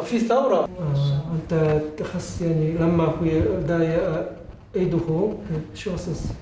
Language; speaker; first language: Arabic; non-native, learner; Korean